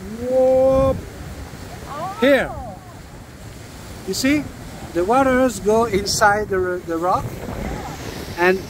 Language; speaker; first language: English; non-native, fluent; French